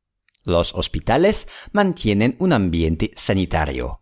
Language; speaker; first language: Spanish; non-native, fluent; English